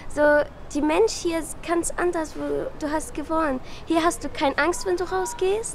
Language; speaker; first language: German; non-native, learner; Arabic